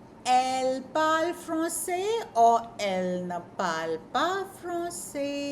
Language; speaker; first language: French; non-native, fluent; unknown